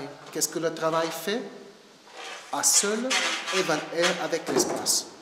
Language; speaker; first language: French; non-native, learner; German